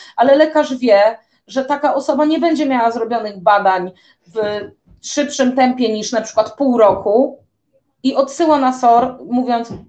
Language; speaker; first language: Polish; native; Polish